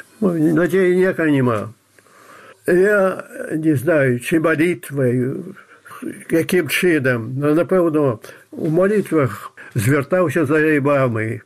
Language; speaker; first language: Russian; non-native, fluent; Belarusian